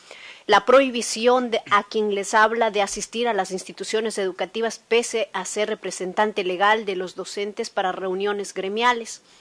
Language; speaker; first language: Spanish; native; Spanish